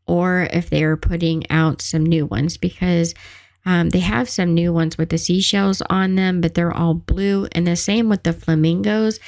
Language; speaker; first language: English; native; English